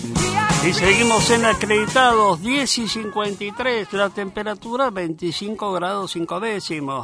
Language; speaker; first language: Spanish; native; Spanish